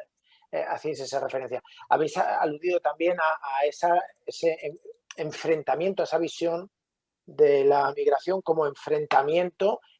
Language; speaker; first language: Spanish; native; Spanish